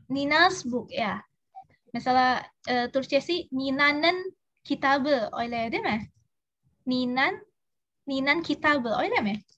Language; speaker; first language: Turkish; non-native, learner; Indonesian